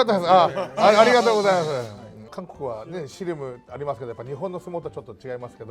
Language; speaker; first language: Japanese; native; Japanese